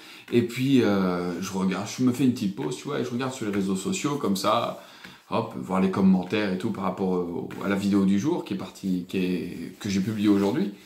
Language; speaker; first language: French; native; French